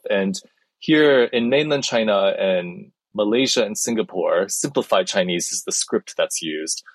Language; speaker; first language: English; early bilingual, other home language; Chinese